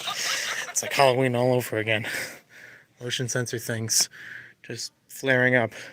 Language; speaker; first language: English; native; English